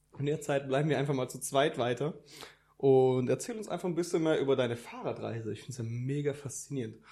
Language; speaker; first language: German; early bilingual, other home language; Italian